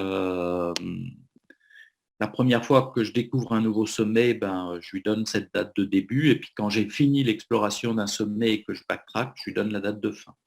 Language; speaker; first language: French; native; French